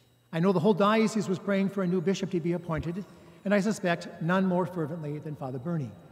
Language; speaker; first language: English; native; English